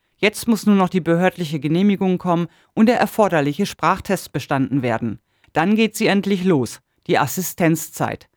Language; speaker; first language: German; native; German